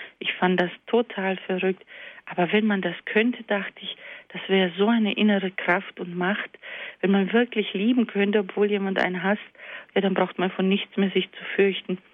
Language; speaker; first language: German; early bilingual, other home language; Croatian